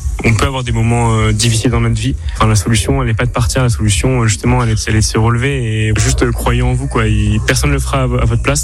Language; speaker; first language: French; native; French